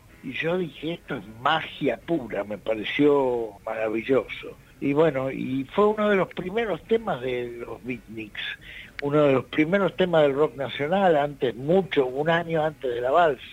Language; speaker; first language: Spanish; native; Spanish